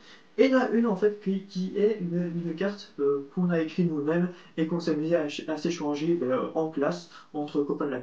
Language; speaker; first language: French; native; French